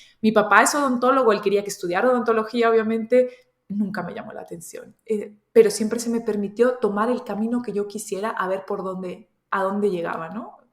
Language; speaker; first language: Spanish; native; Spanish